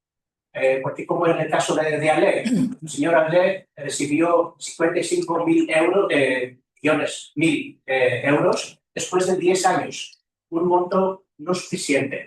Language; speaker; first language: Spanish; non-native, fluent; Greek